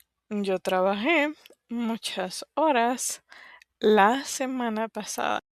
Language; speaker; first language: Spanish; non-native, fluent; English